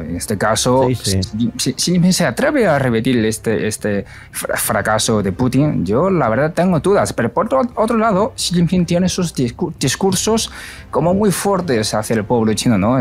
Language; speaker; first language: Spanish; non-native, fluent; Chinese